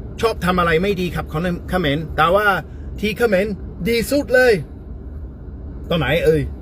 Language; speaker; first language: Thai; non-native, learner; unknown